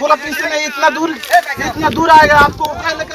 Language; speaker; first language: Hindi; non-native, learner; Bangla